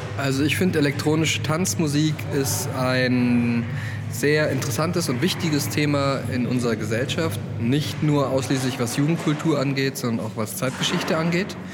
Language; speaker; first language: German; native; German